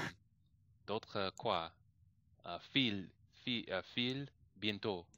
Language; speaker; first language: French; non-native, learner; English